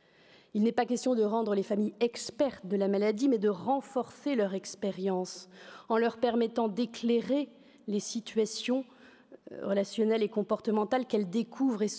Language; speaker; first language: French; native; French